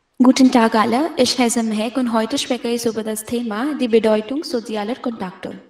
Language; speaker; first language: German; non-native, fluent; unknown